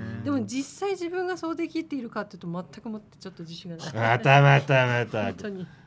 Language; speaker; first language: Japanese; native; Japanese